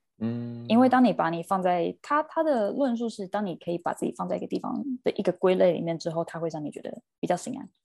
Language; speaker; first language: Chinese; early bilingual, heritage; Chinese